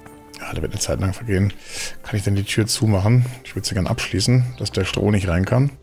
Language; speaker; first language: German; native; German